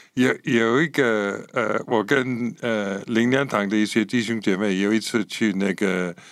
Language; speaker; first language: Chinese; non-native, fluent; English